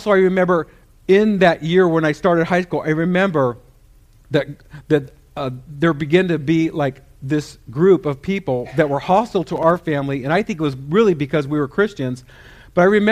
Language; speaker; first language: English; native; English